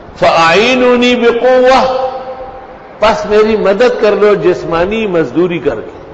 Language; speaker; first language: Urdu; non-native, local second language; Pashto